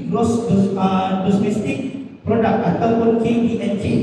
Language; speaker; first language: Malay; native; Malay